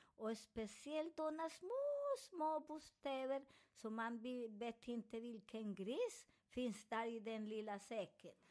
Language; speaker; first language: Swedish; non-native, fluent; Spanish